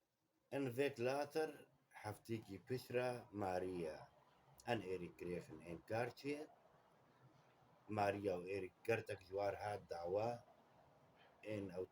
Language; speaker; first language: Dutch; non-native, learner; Kurdish